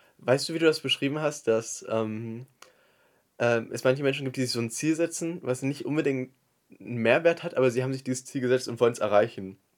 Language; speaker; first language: German; native; German